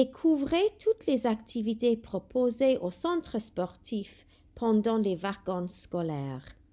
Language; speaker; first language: French; non-native, fluent; Welsh